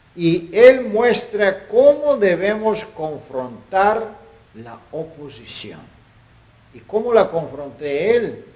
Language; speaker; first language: Spanish; non-native, fluent; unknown